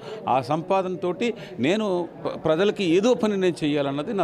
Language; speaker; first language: Telugu; native; Telugu